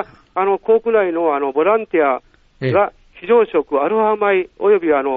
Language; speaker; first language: Japanese; native; Japanese